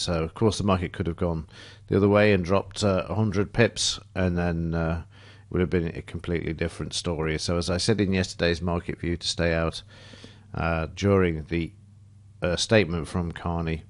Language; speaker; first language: English; native; English